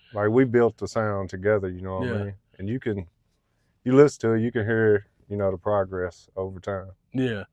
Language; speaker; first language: English; native; English